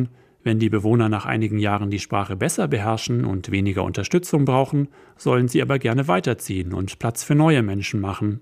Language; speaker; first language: German; native; German